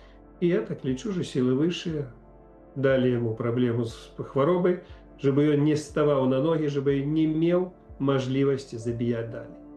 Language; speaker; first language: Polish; non-native, fluent; Ukrainian